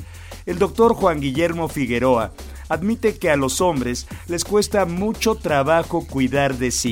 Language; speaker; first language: Spanish; native; Spanish